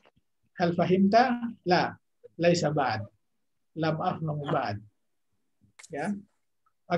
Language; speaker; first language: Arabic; non-native, fluent; Indonesian